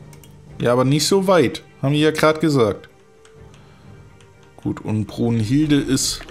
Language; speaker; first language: German; native; German